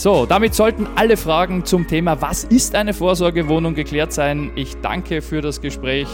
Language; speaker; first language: German; native; German